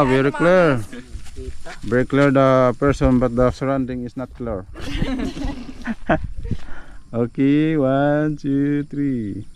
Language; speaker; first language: English; non-native, learner; Filipino